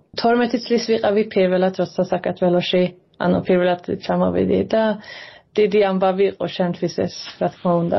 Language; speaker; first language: Georgian; early bilingual, heritage; Swedish